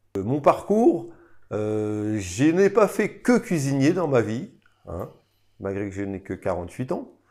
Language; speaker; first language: French; native; French